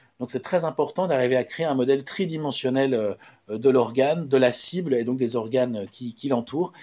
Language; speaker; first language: French; native; French